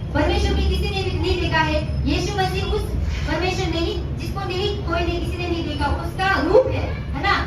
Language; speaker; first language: Hindi; non-native, local second language; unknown